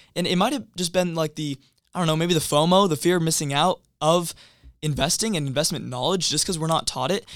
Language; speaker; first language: English; native; English